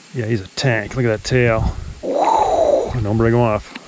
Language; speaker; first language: English; native; English